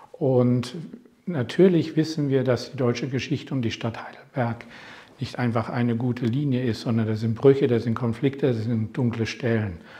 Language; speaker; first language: German; non-native, fluent; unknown